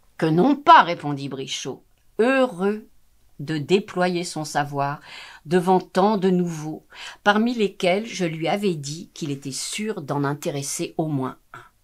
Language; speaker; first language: French; native; French